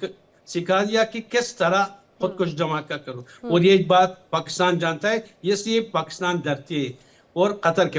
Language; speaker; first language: Hindi; non-native, fluent; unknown